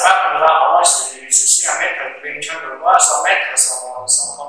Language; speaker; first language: French; non-native, learner; Chinese